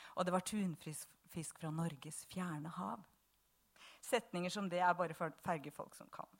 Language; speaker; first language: English; non-native, fluent; Bosnian